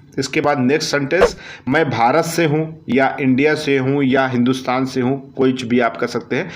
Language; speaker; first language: Hindi; native; Hindi